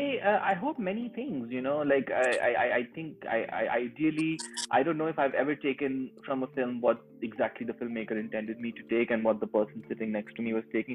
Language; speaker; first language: English; non-native, local second language; Urdu